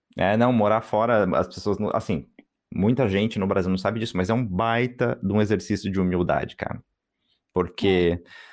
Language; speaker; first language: Portuguese; native; Portuguese